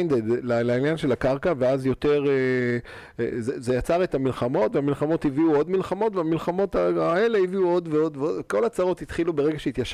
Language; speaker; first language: Hebrew; native; Hebrew